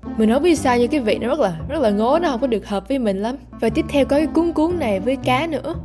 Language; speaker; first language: Vietnamese; early bilingual, heritage; Vietnamese